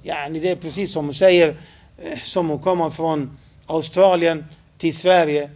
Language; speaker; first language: Swedish; non-native, fluent; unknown